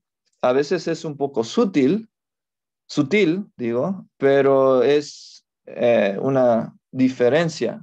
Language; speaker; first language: Spanish; non-native, fluent; English